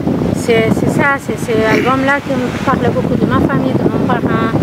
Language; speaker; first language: French; non-native, learner; Kabuverdianu